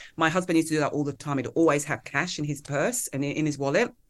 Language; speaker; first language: English; native; English